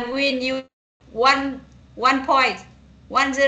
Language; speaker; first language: English; non-native, learner; Vietnamese